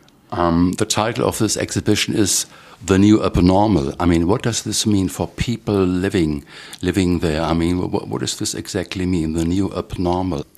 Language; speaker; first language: English; non-native, fluent; German